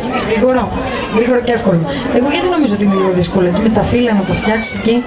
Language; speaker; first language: Greek; native; Greek